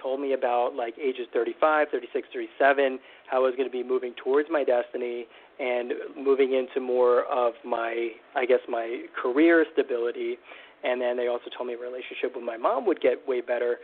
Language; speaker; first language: English; native; English